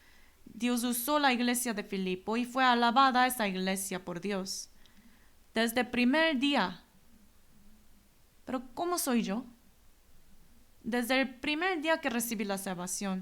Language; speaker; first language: Spanish; non-native, fluent; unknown